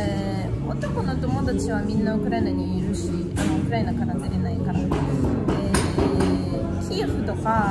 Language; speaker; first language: Japanese; non-native, fluent; Russian